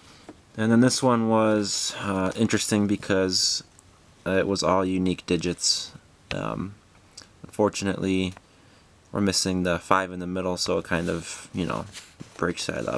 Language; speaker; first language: English; native; English